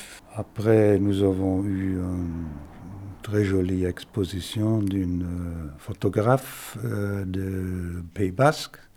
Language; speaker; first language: French; non-native, fluent; German